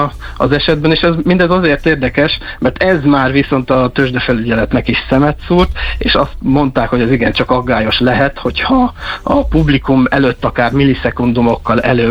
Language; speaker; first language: Hungarian; native; Hungarian